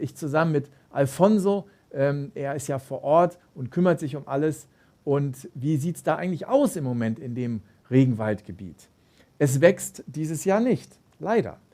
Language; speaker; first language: German; native; German